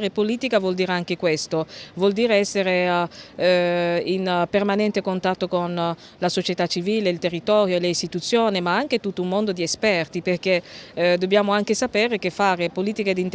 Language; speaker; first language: Italian; non-native, fluent; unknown